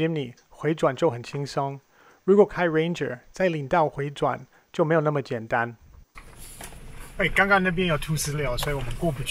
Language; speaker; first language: Chinese; non-native, fluent; English